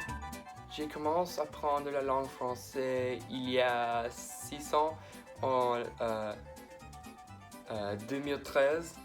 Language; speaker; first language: French; non-native, learner; English